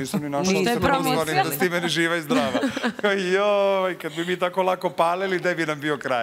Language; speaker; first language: Serbian; native; Serbian